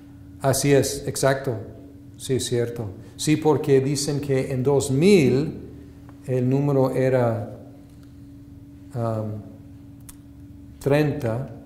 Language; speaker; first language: Spanish; non-native, fluent; English